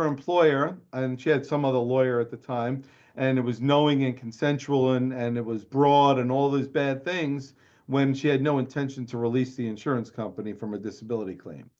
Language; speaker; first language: English; native; English